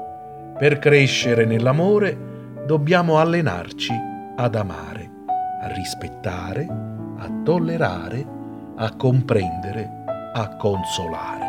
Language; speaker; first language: Italian; native; Italian